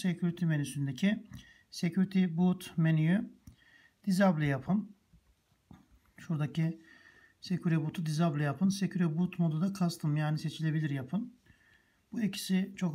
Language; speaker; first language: Turkish; native; Turkish